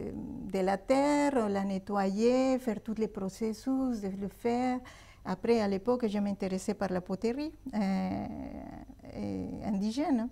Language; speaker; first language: French; non-native, fluent; Spanish